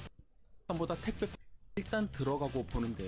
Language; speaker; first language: Korean; native; Korean